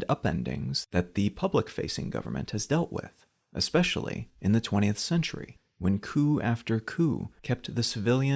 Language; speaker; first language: English; native; English